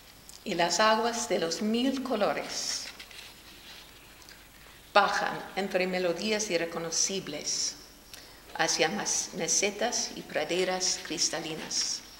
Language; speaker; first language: Spanish; non-native, fluent; English